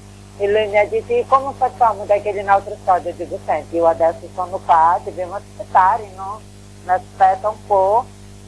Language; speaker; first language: Italian; non-native, learner; Portuguese